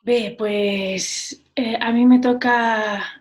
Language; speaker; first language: Spanish; non-native, local second language; Catalan